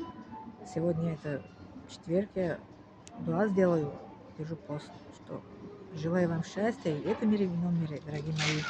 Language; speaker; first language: Russian; non-native, fluent; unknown